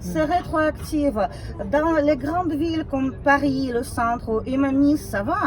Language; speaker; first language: French; non-native, fluent; Russian